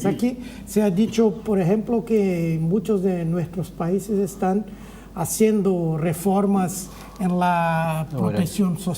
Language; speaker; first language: Spanish; non-native, fluent; Portuguese